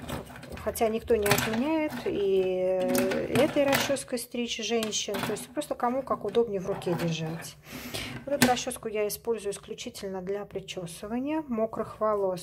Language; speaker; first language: Russian; native; Russian